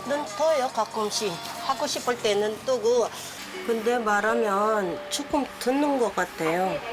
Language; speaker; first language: Korean; non-native, learner; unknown